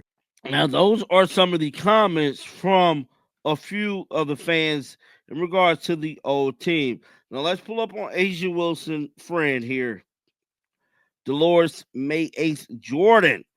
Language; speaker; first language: English; native; English